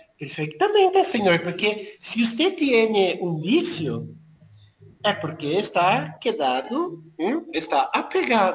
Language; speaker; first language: Portuguese; non-native, fluent; Spanish